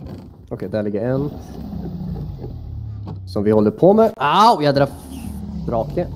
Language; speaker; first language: Swedish; native; Swedish